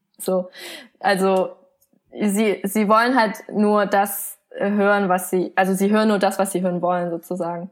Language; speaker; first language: German; early bilingual, other home language; Vietnamese